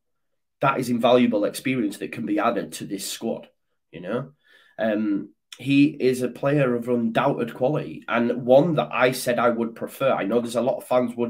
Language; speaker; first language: English; native; English